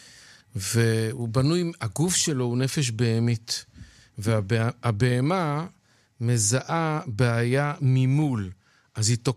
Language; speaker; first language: Hebrew; native; Hebrew